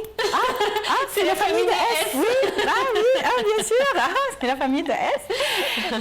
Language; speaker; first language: French; non-native, learner; Arabic